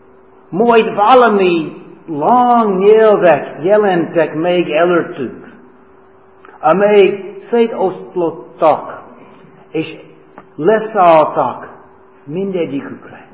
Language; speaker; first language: Hungarian; non-native, fluent; English